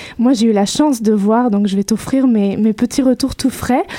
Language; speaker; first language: French; native; French